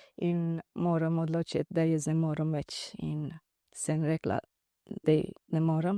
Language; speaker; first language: Slovenian; non-native, learner; Divehi